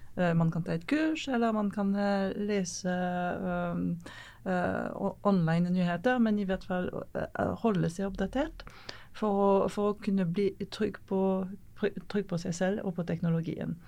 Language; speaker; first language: Norwegian; non-native, fluent; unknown